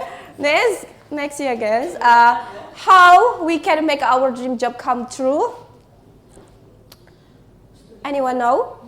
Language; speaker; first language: English; non-native, learner; Indonesian